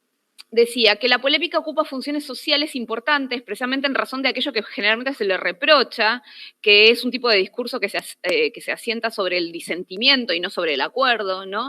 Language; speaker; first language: Spanish; native; Spanish